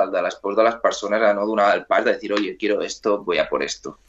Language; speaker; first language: Spanish; non-native, local second language; Catalan